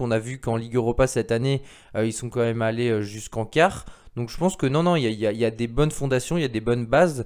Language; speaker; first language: French; native; French